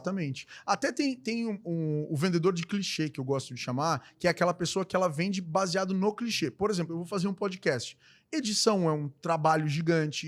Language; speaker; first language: Portuguese; native; Portuguese